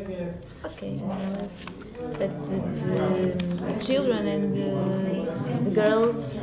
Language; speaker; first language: English; non-native, learner; Portuguese